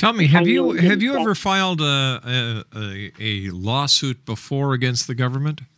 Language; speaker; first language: English; native; English